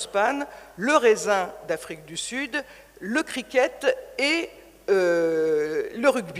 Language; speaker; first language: French; native; French